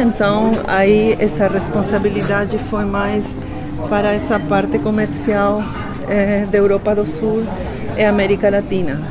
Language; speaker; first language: Portuguese; non-native, fluent; Spanish